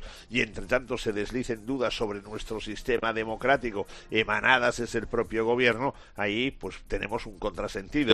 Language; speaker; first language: Spanish; native; Spanish